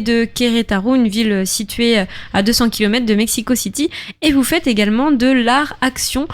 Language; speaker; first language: French; native; French